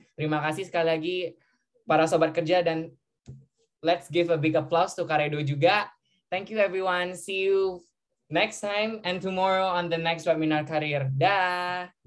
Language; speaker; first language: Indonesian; native; Indonesian